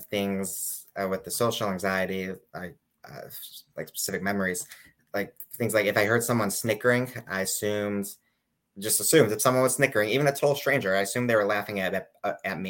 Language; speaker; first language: English; native; English